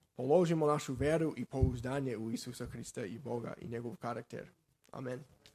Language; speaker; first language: Serbian; non-native, fluent; Slovak